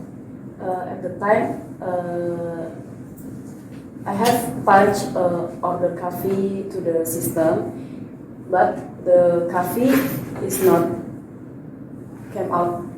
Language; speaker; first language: English; non-native, learner; Indonesian